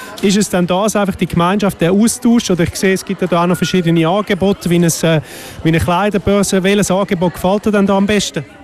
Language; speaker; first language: German; native; German